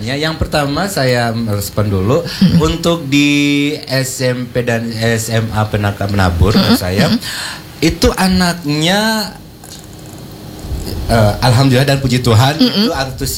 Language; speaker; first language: Indonesian; non-native, local second language; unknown